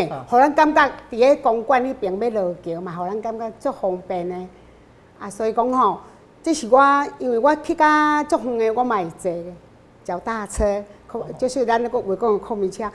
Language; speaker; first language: Chinese; non-native, local second language; Min Nan Chinese